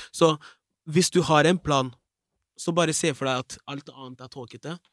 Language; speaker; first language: Norwegian; early bilingual, other home language; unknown